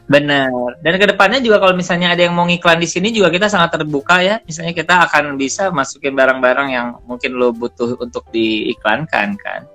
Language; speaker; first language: Indonesian; native; Indonesian